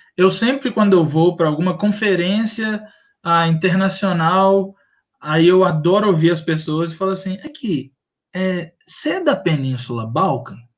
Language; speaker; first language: Portuguese; native; Portuguese